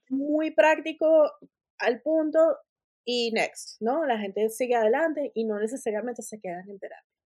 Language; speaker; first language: Spanish; native; Spanish